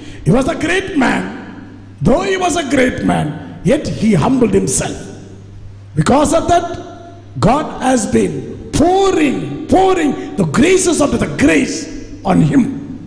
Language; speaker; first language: English; non-native, local second language; Tamil